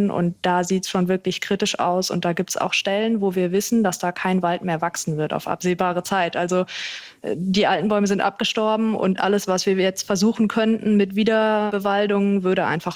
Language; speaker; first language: German; native; German